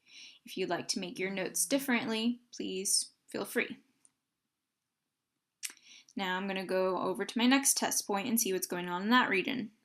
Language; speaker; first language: English; native; English